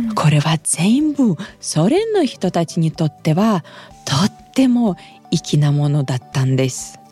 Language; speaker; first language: Japanese; non-native, fluent; Russian